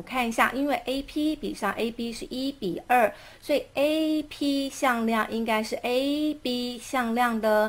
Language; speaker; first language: Chinese; native; Chinese